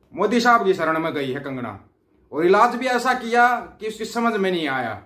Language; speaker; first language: Hindi; native; Hindi